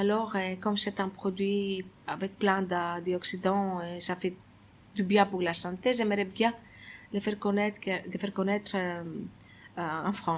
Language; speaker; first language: French; non-native, fluent; Greek